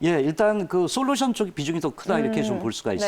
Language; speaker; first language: Korean; native; Korean